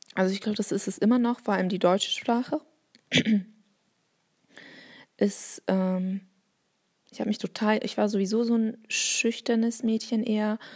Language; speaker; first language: German; non-native, local second language; Turkish